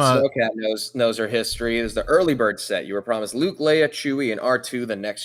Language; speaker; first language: English; native; English